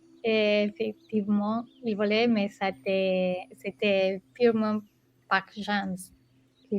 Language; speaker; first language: French; non-native, learner; Spanish